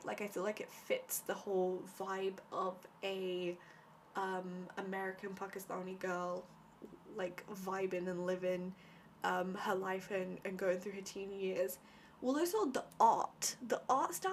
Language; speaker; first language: English; native; English